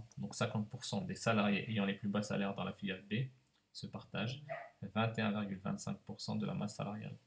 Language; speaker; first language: French; native; French